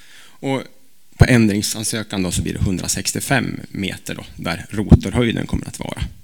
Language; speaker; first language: Swedish; native; Swedish